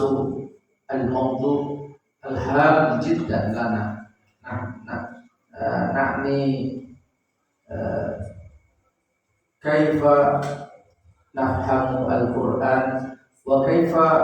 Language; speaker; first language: Arabic; non-native, fluent; Indonesian